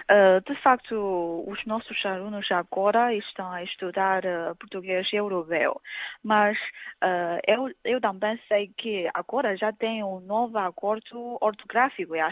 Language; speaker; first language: Portuguese; non-native, fluent; Chinese